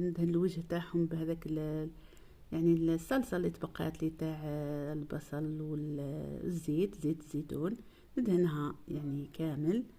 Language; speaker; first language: Arabic; native; Arabic